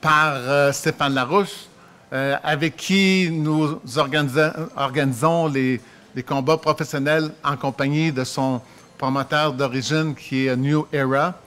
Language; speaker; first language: French; native; French